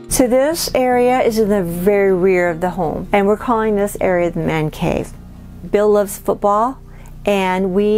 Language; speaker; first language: English; non-native, fluent; Spanish